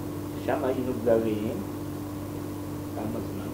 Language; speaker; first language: Hebrew; non-native, fluent; German